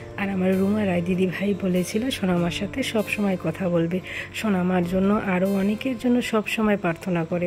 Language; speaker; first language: Bangla; non-native, local second language; Rangpuri